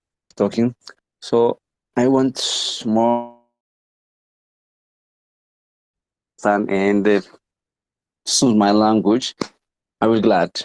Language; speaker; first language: English; non-native, learner; Amharic